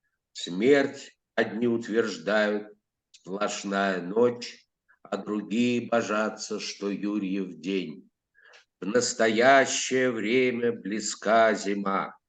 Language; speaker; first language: Russian; native; Russian